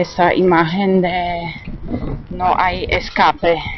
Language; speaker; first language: Spanish; non-native, fluent; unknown